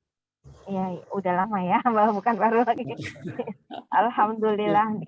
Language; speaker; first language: Indonesian; native; Indonesian